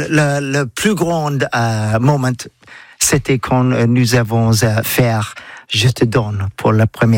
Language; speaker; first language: French; non-native, learner; English